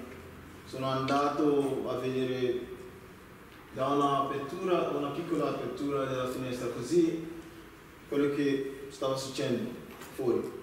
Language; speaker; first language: Italian; non-native, learner; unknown